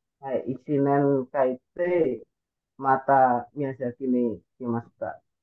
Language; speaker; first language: Japanese; non-native, learner; Indonesian